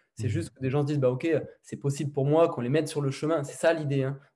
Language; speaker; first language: French; native; French